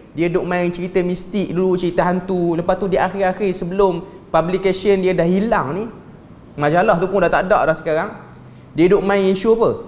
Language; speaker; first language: Malay; native; Malay